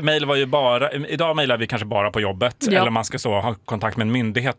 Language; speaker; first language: Swedish; native; Swedish